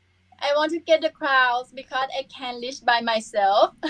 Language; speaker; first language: English; non-native, learner; Thai